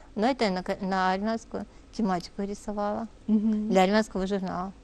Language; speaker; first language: Russian; native; Russian